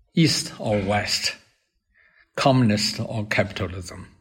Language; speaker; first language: English; non-native, fluent; Chinese